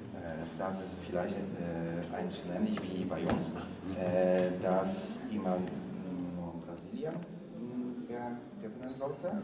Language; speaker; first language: German; non-native, learner; Polish